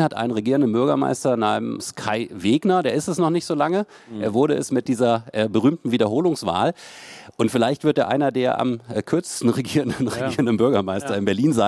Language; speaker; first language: German; native; German